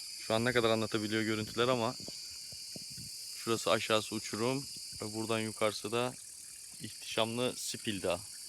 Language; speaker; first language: Turkish; native; Turkish